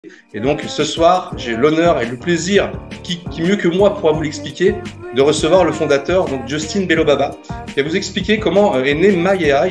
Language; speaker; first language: French; native; French